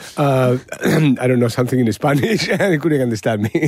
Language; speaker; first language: English; non-native, fluent; Spanish